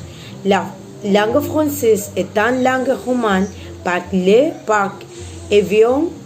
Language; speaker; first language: French; non-native, learner; Spanish